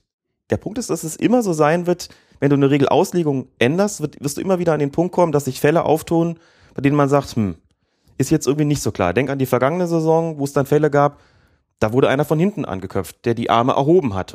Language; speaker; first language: German; native; German